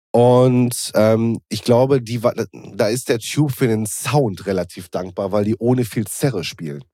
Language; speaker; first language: German; native; German